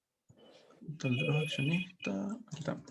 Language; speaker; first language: Spanish; native; Spanish